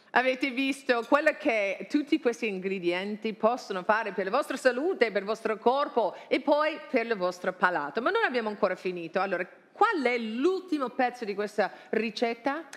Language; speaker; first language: Italian; non-native, fluent; English